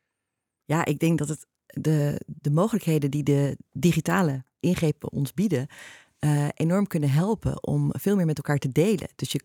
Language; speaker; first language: Dutch; native; Dutch